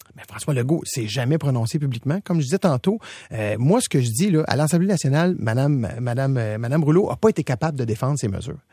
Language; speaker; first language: French; native; French